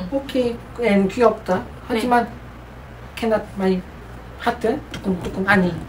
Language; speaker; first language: English; non-native, learner; Korean